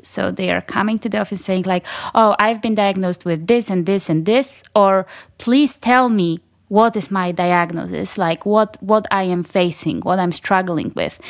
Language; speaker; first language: English; non-native, fluent; Polish